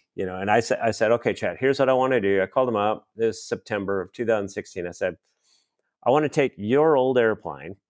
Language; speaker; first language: English; native; English